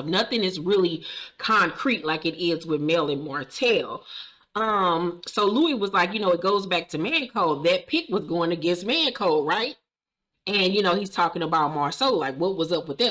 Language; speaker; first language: English; native; English